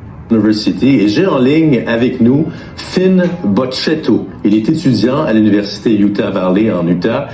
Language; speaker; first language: French; native; French